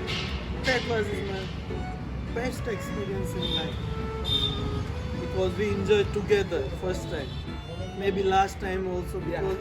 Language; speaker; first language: English; non-native, learner; Hindi